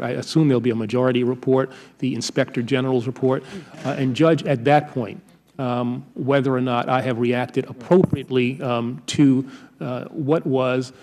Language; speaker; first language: English; native; English